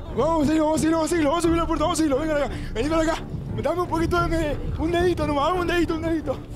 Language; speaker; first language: Spanish; native; Spanish